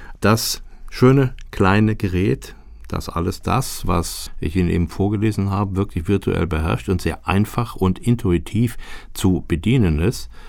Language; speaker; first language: German; native; German